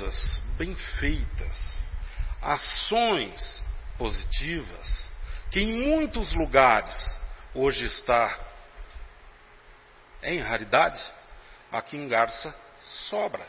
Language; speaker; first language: Portuguese; native; Portuguese